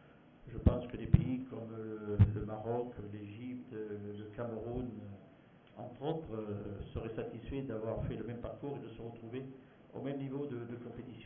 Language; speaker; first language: French; native; French